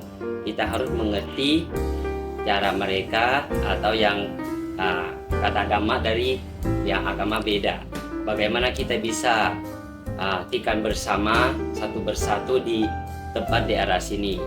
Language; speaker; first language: Indonesian; non-native, learner; Thai